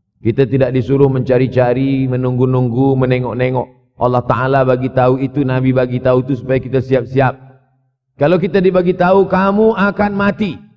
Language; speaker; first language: Malay; native; Malay